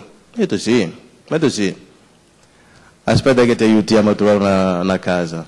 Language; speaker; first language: Italian; non-native, fluent; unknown